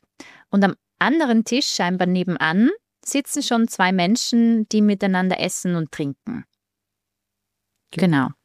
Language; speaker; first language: German; native; German